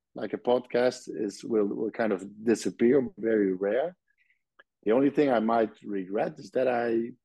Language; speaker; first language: English; non-native, fluent; Dutch